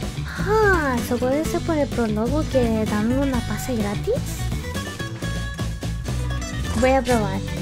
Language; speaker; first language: Spanish; early bilingual, heritage; English